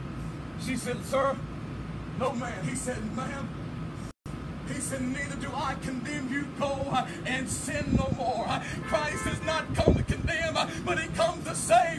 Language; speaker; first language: English; native; English